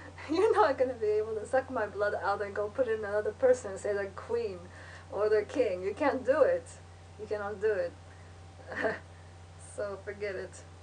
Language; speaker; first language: English; native; English